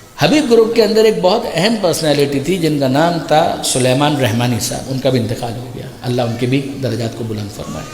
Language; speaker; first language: Urdu; native; Urdu